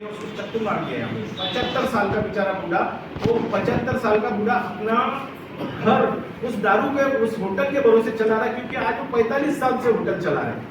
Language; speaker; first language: Hindi; non-native, local second language; Marathi